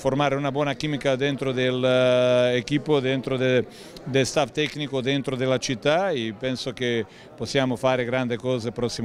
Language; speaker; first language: Italian; non-native, learner; Croatian